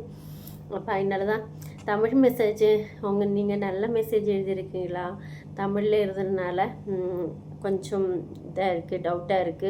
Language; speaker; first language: Tamil; non-native, local second language; Malayalam